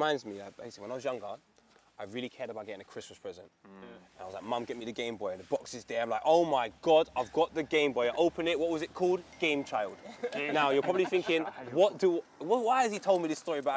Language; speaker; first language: English; native; English